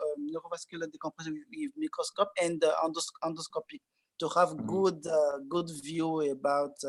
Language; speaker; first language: English; non-native, learner; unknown